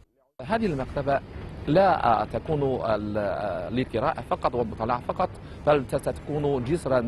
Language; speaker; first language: Arabic; non-native, fluent; Chinese